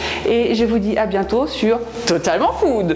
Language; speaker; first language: French; native; French